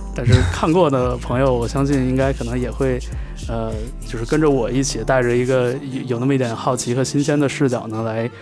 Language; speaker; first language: Chinese; native; Chinese